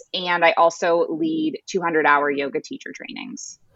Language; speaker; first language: English; native; English